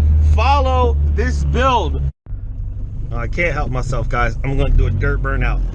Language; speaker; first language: English; native; English